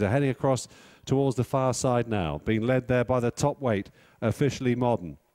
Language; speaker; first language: English; native; English